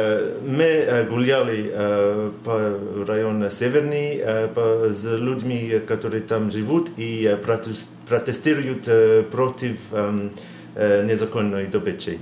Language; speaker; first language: Russian; non-native, learner; English